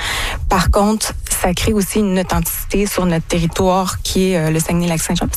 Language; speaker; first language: French; native; French